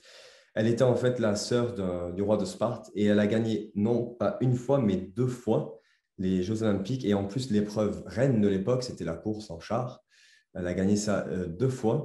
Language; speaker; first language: French; native; French